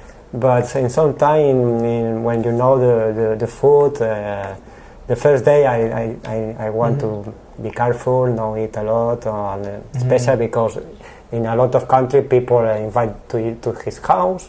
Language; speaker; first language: English; non-native, learner; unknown